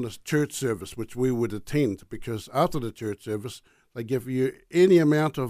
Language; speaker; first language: English; native; English